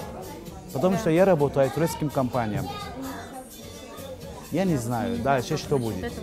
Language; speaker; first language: Russian; non-native, learner; Turkish